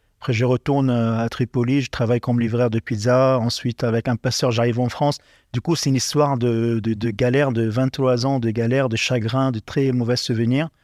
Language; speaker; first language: French; non-native, learner; Arabic